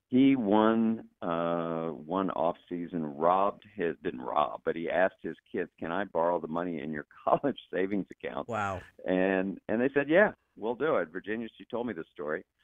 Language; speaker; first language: English; native; English